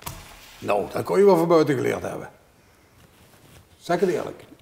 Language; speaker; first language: Dutch; native; Dutch